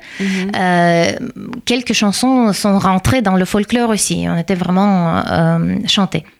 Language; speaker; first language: French; non-native, fluent; Russian